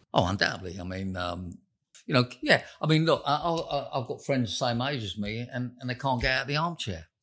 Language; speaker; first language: English; native; English